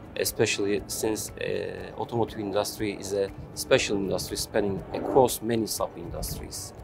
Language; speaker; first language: English; non-native, fluent; Turkish